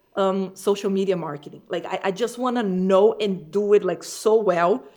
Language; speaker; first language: English; non-native, fluent; Portuguese